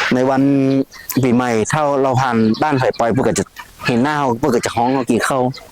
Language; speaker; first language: Thai; non-native, local second language; Lahu